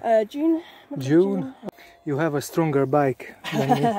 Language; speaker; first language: English; non-native, learner; Hungarian